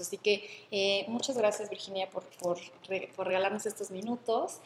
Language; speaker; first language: Spanish; native; Spanish